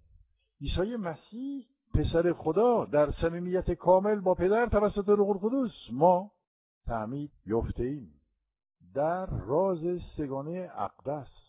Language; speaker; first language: Persian; non-native, fluent; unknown